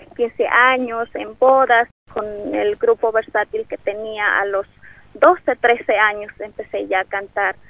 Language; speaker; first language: Spanish; non-native, local second language; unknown